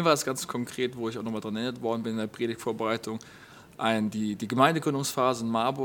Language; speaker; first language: German; native; German